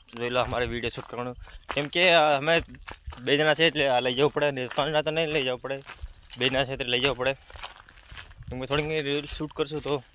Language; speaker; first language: Gujarati; non-native, local second language; Bhili